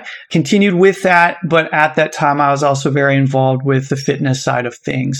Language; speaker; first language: English; native; English